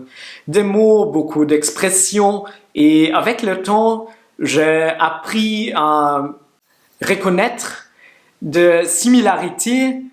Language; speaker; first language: French; non-native, learner; Portuguese